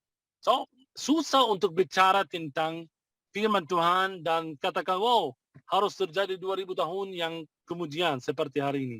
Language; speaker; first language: Indonesian; non-native, fluent; Arabic